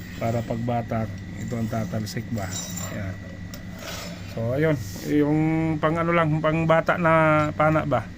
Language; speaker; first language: Filipino; non-native, local second language; Bikol